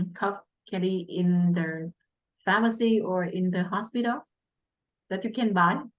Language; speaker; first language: English; non-native, fluent; Vietnamese